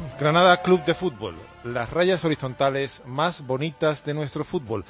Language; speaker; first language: Spanish; native; Spanish